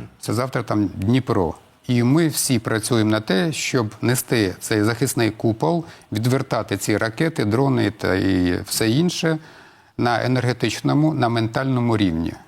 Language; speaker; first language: Ukrainian; non-native, local second language; Russian